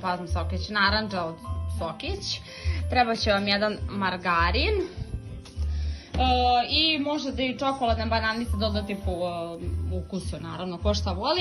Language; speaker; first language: Bosnian; native; Bosnian